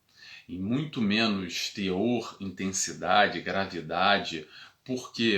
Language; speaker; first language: Portuguese; native; Portuguese